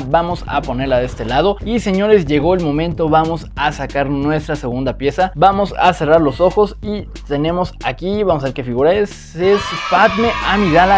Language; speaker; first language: Spanish; native; Spanish